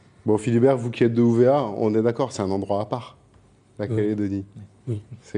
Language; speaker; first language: French; native; French